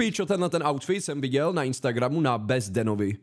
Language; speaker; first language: Czech; native; Czech